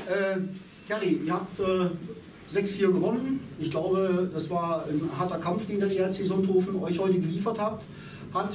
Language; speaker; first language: German; native; German